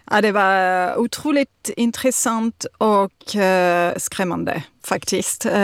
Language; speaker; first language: Swedish; non-native, fluent; French